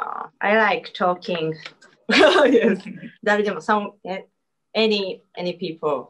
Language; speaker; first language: English; non-native, learner; Japanese